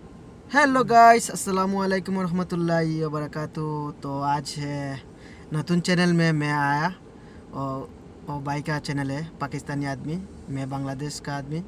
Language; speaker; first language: Hindi; non-native, learner; Bangla